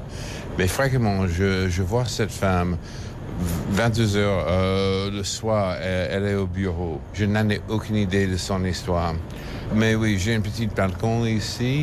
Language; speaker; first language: French; non-native, fluent; English